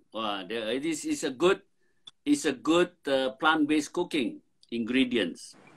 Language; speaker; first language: English; non-native, fluent; Indonesian